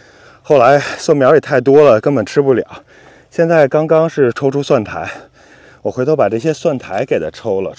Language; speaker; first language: Chinese; native; Chinese